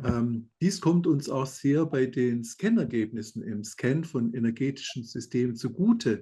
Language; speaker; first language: German; native; German